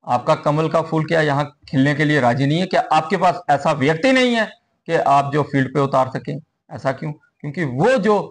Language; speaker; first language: Hindi; native; Hindi